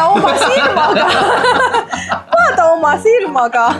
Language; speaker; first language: Estonian; non-native, learner; Chinese